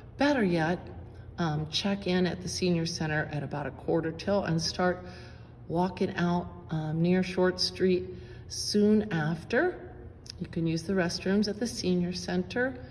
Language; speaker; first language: English; native; English